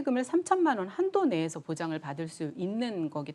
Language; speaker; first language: Korean; native; Korean